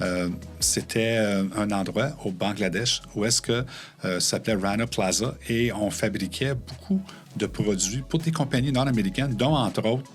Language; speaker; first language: French; native; French